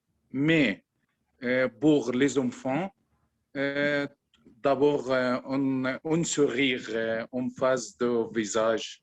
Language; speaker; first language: French; non-native, learner; Arabic